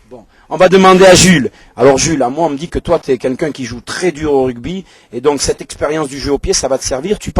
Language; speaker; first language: French; native; French